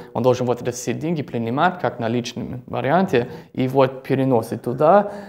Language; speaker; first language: Russian; non-native, fluent; English